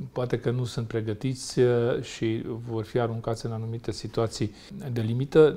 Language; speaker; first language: Romanian; non-native, local second language; Hungarian